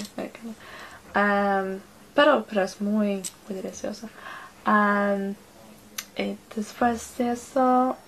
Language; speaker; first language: Spanish; non-native, learner; English